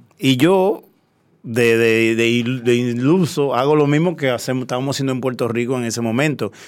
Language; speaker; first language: Spanish; native; Spanish